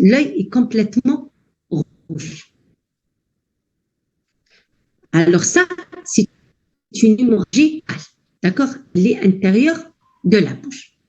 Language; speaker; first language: French; non-native, local second language; Arabic